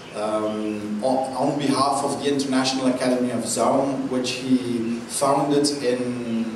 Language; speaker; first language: English; non-native, fluent; Dutch